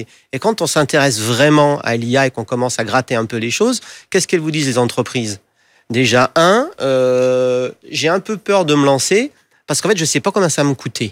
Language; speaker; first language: French; native; French